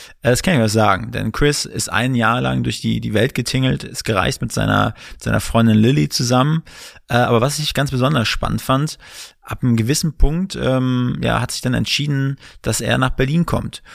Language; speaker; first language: German; native; German